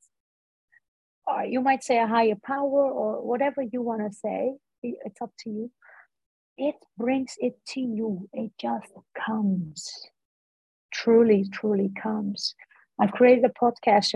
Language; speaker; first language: English; non-native, fluent; Dutch